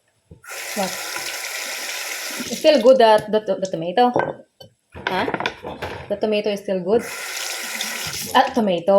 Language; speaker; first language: English; non-native, learner; Filipino